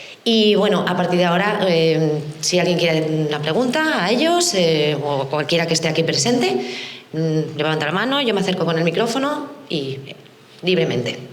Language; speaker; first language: Spanish; native; Spanish